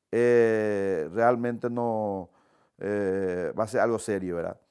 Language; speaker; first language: Spanish; native; Spanish